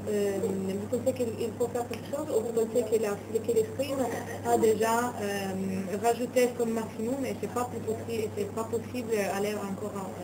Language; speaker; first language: French; non-native, fluent; Russian